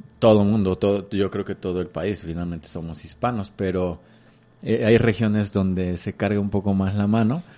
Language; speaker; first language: Spanish; native; Spanish